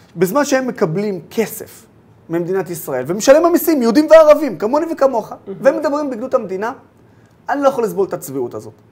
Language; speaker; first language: Hebrew; non-native, local second language; Arabic